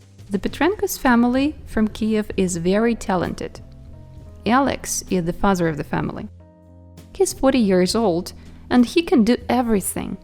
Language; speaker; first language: English; non-native, fluent; Ukrainian